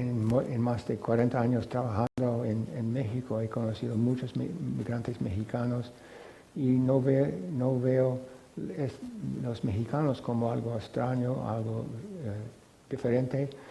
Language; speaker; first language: Spanish; non-native, fluent; English